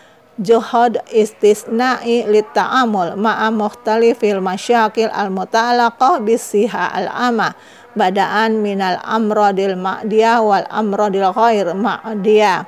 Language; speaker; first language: Arabic; non-native, fluent; Indonesian